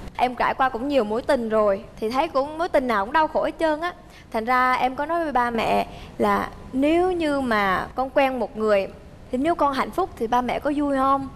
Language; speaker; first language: Vietnamese; early bilingual, heritage; Vietnamese